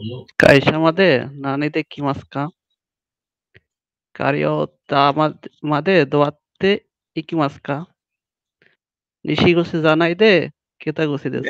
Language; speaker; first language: Japanese; non-native, learner; Bangla